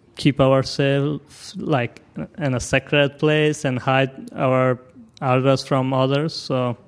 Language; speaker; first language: English; non-native, fluent; Persian